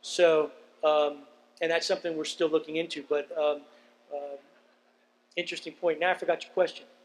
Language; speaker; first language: English; native; English